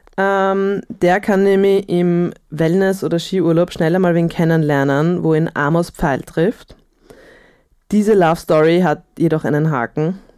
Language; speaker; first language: German; native; German